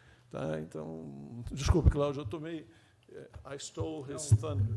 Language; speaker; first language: English; non-native, fluent; Portuguese